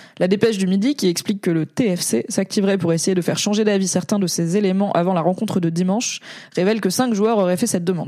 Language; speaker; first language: French; native; French